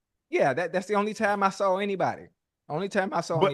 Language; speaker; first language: English; native; English